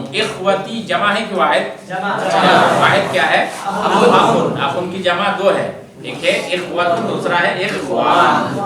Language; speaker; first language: Urdu; native; Urdu